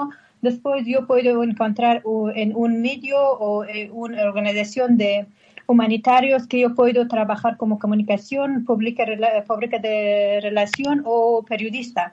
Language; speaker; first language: Spanish; non-native, learner; Persian